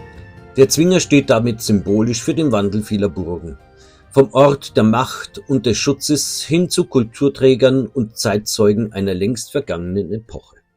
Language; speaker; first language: German; native; German